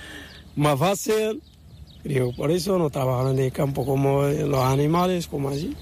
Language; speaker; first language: Spanish; non-native, learner; Arabic